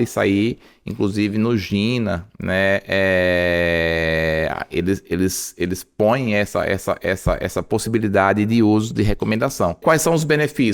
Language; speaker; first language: Portuguese; native; Portuguese